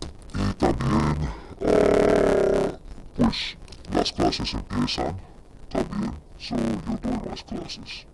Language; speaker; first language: Spanish; non-native, fluent; English